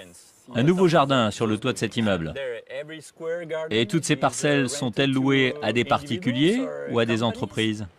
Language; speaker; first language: French; native; French